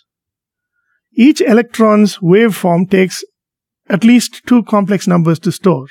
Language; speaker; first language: English; non-native, local second language; Tamil